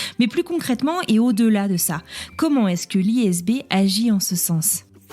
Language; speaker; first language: French; native; French